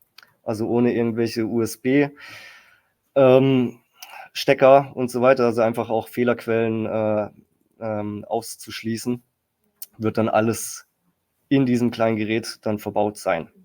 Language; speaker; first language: German; native; German